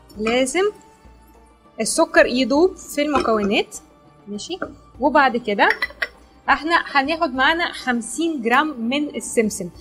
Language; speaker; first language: Arabic; non-native, fluent; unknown